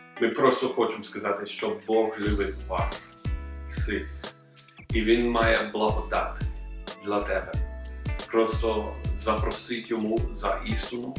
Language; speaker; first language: Ukrainian; non-native, learner; English